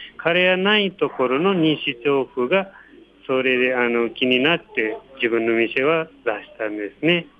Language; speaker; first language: Japanese; non-native, fluent; Nepali